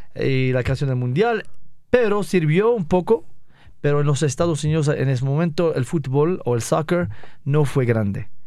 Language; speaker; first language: Spanish; non-native, fluent; Arabic